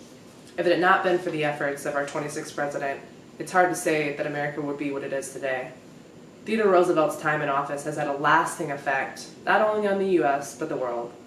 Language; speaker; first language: English; native; English